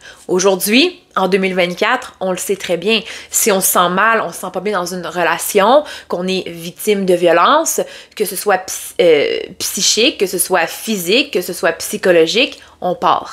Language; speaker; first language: French; native; French